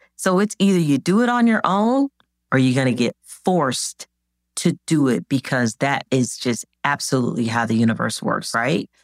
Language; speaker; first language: English; native; English